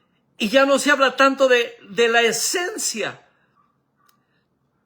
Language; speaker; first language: Spanish; native; Spanish